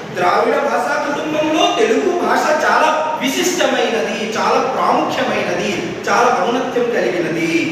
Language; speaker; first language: Telugu; non-native, local second language; Odia